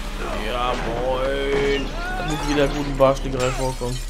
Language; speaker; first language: German; native; German